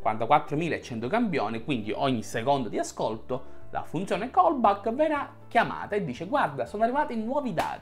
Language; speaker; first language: Italian; native; Italian